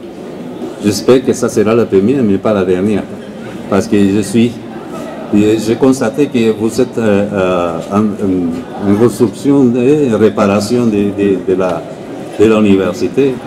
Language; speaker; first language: French; non-native, learner; Spanish